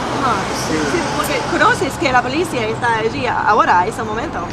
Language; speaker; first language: Spanish; non-native, learner; English